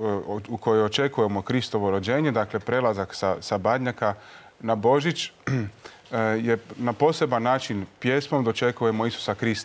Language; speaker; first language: Croatian; native; Croatian